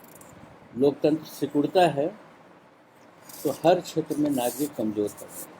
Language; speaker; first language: Hindi; native; Hindi